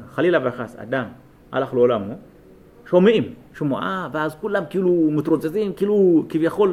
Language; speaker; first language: Hebrew; non-native, fluent; Amharic